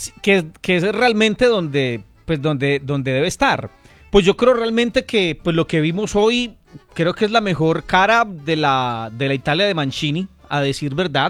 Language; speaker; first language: Spanish; native; Spanish